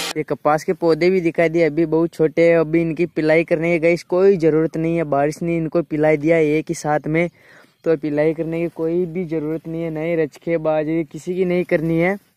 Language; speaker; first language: Hindi; native; Hindi